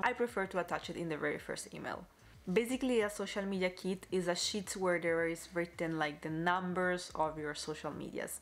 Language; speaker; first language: English; non-native, fluent; Italian